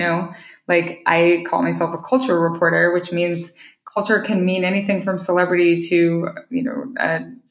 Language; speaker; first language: English; native; English